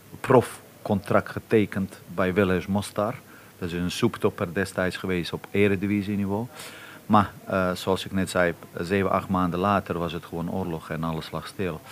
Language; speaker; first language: Dutch; non-native, fluent; Bosnian